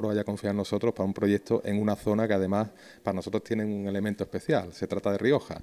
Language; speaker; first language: Spanish; native; Spanish